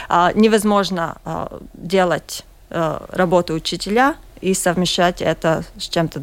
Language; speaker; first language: Russian; non-native, local second language; Latvian